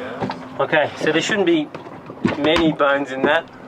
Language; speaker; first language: English; native; English